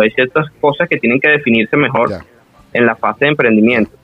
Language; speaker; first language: Spanish; native; Spanish